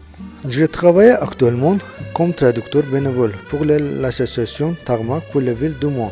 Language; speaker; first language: French; non-native, learner; Azerbaijani